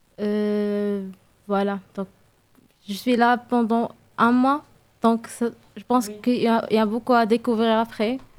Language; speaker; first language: French; non-native, local second language; Arabic